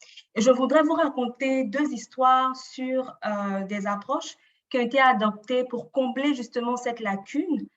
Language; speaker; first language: French; native; French